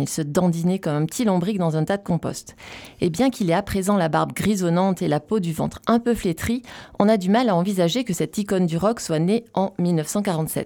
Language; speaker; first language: French; native; French